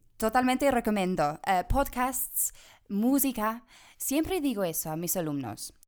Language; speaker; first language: Spanish; non-native, fluent; English